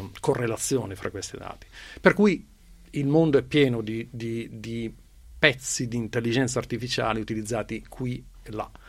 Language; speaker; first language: Italian; native; Italian